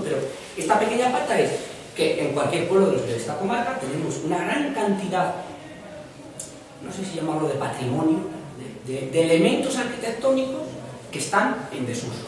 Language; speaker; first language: Spanish; native; Spanish